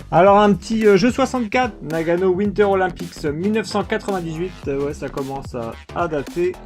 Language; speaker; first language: French; native; French